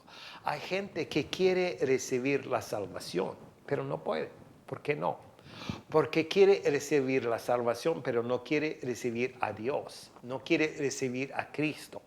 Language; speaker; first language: Spanish; non-native, fluent; English